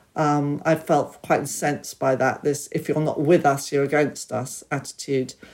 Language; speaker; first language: English; native; English